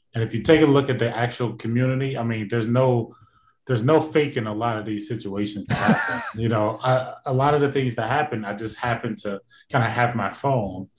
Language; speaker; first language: English; native; English